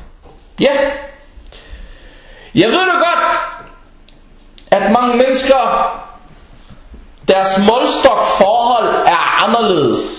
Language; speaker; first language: Danish; non-native, local second language; Arabic